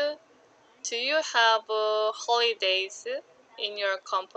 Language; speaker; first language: English; non-native, learner; Korean